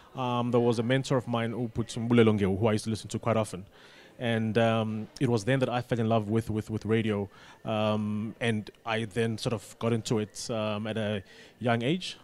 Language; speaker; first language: English; non-native, local second language; Xhosa